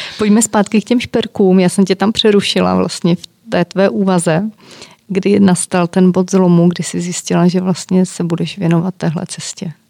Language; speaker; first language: Czech; native; Czech